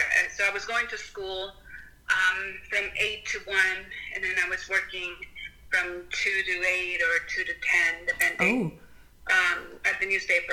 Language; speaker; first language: English; non-native, fluent; Spanish